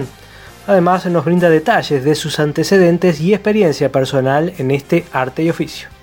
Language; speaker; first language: Spanish; native; Spanish